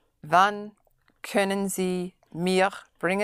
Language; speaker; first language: German; non-native, learner; English